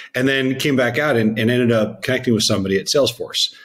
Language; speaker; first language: English; native; English